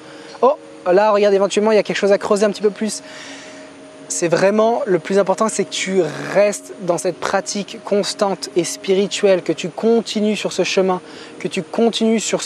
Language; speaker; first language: French; native; French